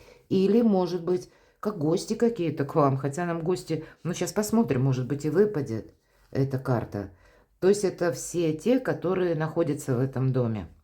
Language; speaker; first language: Russian; native; Russian